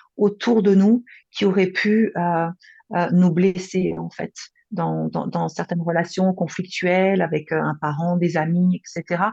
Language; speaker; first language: French; native; French